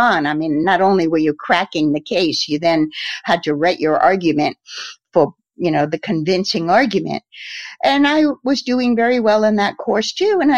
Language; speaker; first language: English; native; English